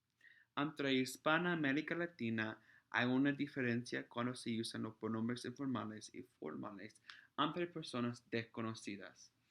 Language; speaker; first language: Spanish; non-native, fluent; English